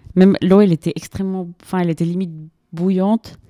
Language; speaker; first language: French; non-native, fluent; Spanish